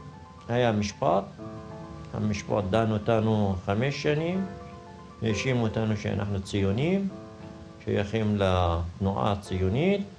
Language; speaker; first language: Hebrew; non-native, fluent; Arabic